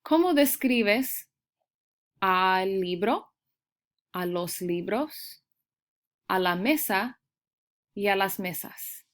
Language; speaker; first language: Spanish; early bilingual, heritage; Spanish